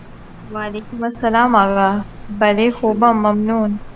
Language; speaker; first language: Persian; non-native, learner; Urdu